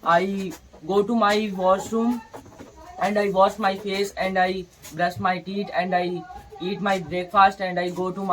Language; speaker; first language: English; non-native, learner; Hindi